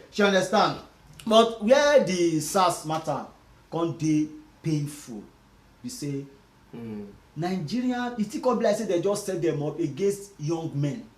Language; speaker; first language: Nigerian Pidgin; native; Nigerian Pidgin